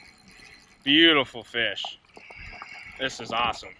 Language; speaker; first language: English; native; English